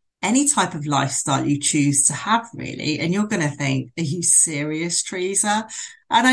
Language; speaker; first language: English; native; English